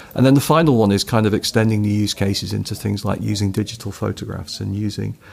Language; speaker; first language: English; native; English